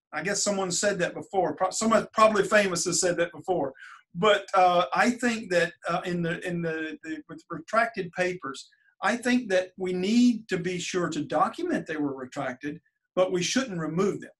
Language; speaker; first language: English; native; English